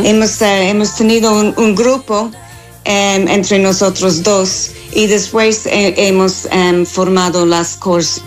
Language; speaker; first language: Spanish; non-native, fluent; English